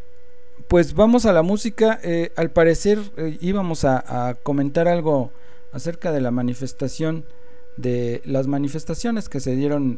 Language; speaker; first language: Spanish; native; Spanish